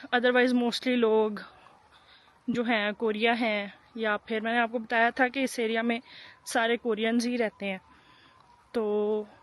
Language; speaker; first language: Hindi; early bilingual, other home language; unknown